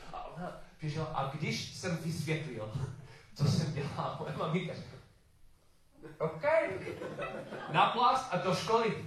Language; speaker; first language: Czech; non-native, learner; English